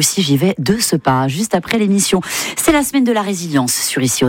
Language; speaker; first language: French; native; French